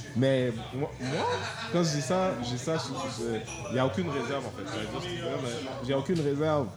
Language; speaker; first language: French; native; French